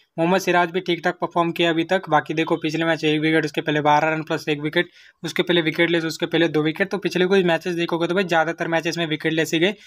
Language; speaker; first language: Hindi; native; Hindi